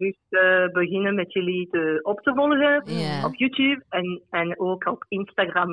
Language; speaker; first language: Dutch; non-native, local second language; French